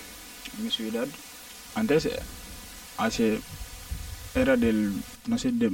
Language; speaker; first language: Spanish; non-native, learner; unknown